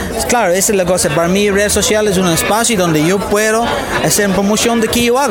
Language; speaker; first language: Spanish; non-native, fluent; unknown